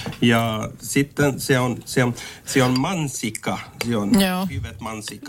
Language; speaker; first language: Finnish; non-native, learner; Swedish